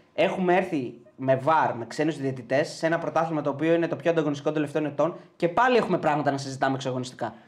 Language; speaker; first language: Greek; native; Greek